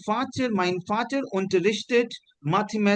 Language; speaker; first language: German; non-native, fluent; Hindi